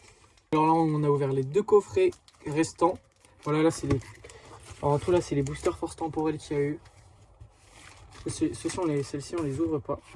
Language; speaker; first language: French; native; French